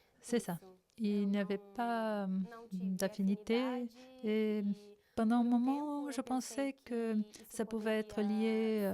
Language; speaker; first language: French; non-native, fluent; Portuguese